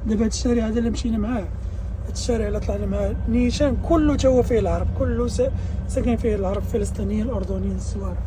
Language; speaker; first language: Arabic; native; Arabic